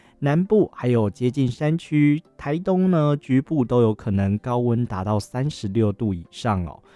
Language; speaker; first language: Chinese; native; Chinese